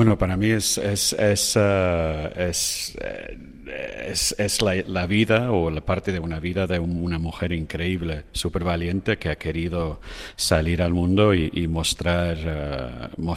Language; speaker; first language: Spanish; non-native, fluent; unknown